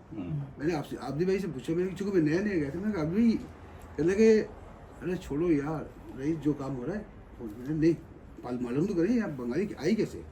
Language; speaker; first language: Urdu; native; Urdu